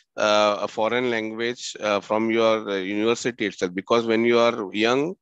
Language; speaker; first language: English; non-native, local second language; Marathi